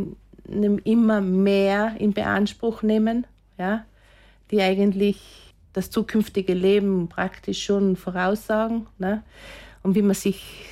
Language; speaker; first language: German; native; German